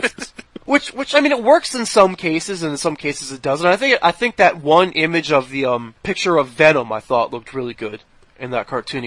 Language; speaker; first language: English; native; English